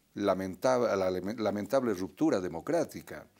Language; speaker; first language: Spanish; native; Spanish